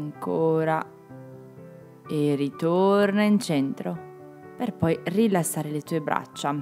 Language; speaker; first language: Italian; native; Italian